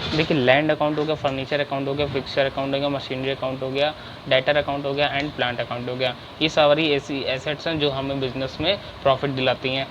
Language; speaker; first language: Hindi; native; Hindi